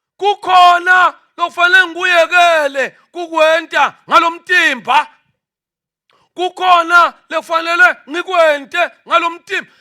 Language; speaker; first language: Zulu; non-native, local second language; Swati